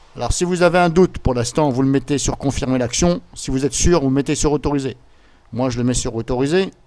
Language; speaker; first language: French; native; French